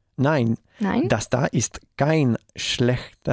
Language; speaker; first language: German; non-native, learner; Spanish